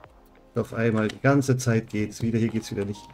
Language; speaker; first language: German; native; German